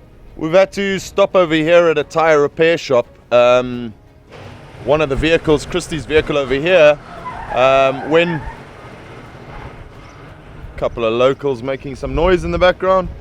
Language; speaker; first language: English; native; English